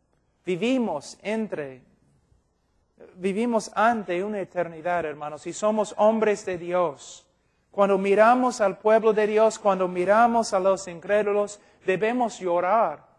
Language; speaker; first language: Spanish; non-native, fluent; English